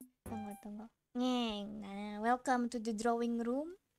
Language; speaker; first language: English; non-native, fluent; Indonesian